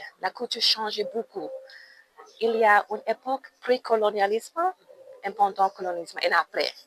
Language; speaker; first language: French; non-native, learner; English